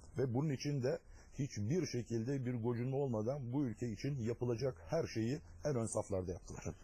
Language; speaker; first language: Turkish; non-native, local second language; Adyghe